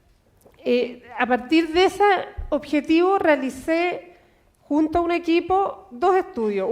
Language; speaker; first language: Spanish; native; Spanish